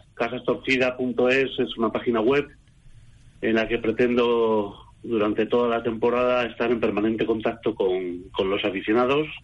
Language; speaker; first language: Spanish; native; Spanish